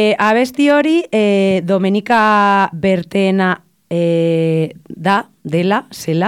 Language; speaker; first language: Basque; non-native, local second language; Spanish